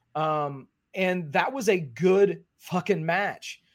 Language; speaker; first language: English; native; English